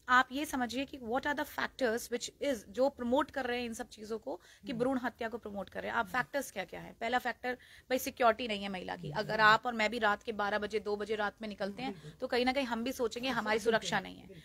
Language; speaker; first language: Hindi; native; Hindi